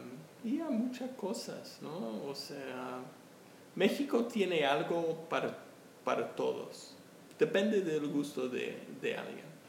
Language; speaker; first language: Spanish; non-native, fluent; English